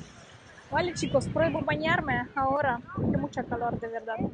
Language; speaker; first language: Spanish; non-native, learner; Russian